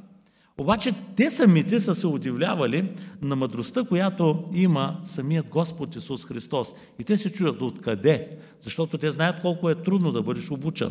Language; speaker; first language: Bulgarian; native; Bulgarian